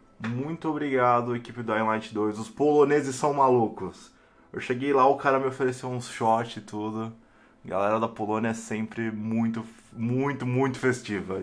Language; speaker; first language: Portuguese; native; Portuguese